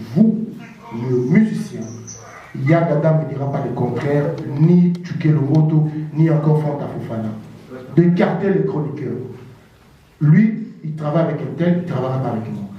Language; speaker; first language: French; non-native, local second language; Lingala